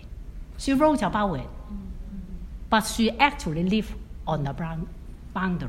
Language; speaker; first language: English; non-native, local second language; Cantonese